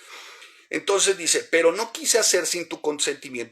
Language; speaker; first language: Spanish; native; Spanish